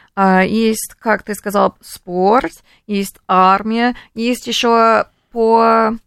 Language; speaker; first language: Russian; early bilingual, heritage; English